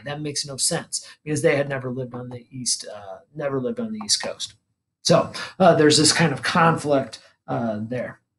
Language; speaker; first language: English; native; English